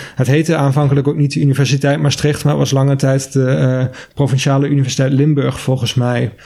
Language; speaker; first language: Dutch; native; Dutch